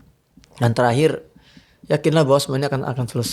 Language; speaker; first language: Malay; non-native, fluent; Arabic